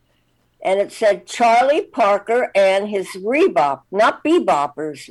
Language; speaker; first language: English; native; English